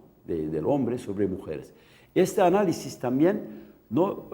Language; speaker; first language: Spanish; non-native, local second language; Kurdish